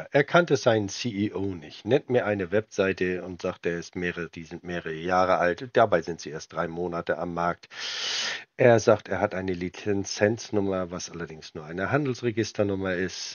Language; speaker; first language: German; native; German